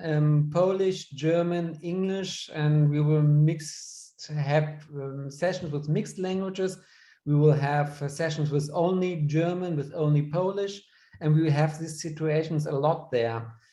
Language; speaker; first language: English; non-native, fluent; German